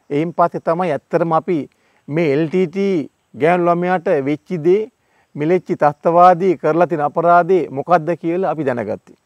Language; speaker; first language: Sinhala; native; Sinhala